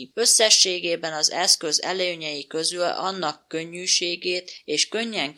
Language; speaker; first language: Hungarian; native; Hungarian